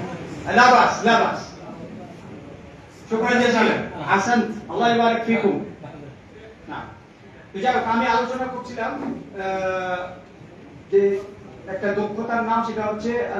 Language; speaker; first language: Arabic; non-native, fluent; Bangla